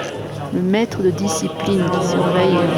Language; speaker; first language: French; non-native, learner; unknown